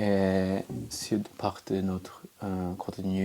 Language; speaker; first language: French; non-native, learner; Japanese